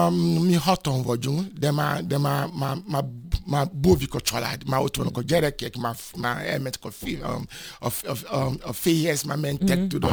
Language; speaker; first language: Hungarian; non-native, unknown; Yoruba